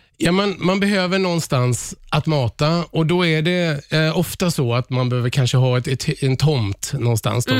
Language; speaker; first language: Swedish; native; Swedish